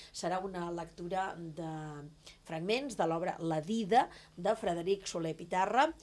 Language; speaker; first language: Catalan; native; Catalan